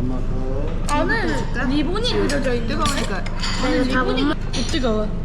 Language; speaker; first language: Korean; native; Korean